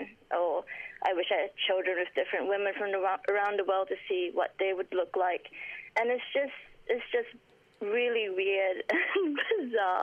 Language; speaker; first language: English; native; English